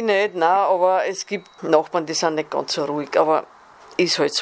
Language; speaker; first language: German; native; German